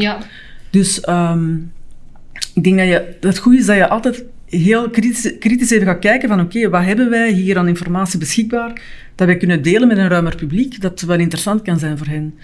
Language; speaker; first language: Dutch; native; Dutch